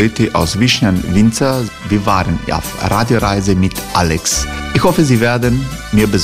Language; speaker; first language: German; non-native, learner; Croatian